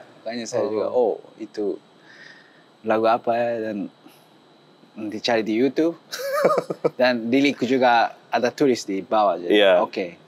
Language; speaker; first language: Indonesian; non-native, learner; Japanese